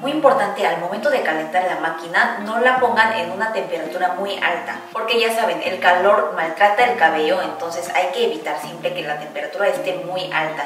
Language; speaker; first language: Spanish; non-native, fluent; Korean